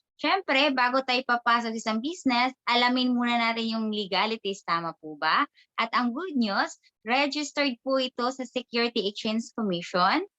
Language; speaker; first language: Filipino; non-native, local second language; Cebuano